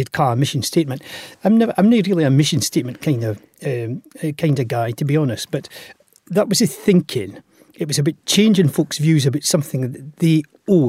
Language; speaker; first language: English; native; English